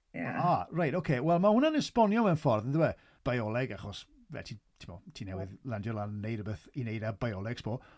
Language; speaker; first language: Welsh; native; Welsh